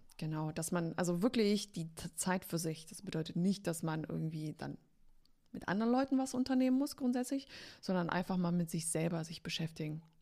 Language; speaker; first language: German; early bilingual, heritage; Polish